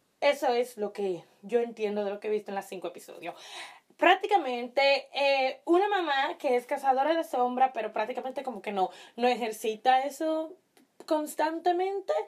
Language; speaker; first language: Spanish; early bilingual, heritage; Spanish